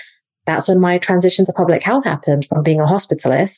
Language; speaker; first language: English; native; English